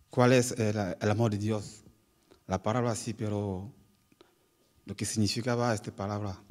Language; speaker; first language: Spanish; non-native, learner; French